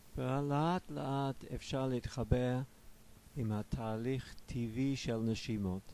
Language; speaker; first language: Hebrew; non-native, fluent; English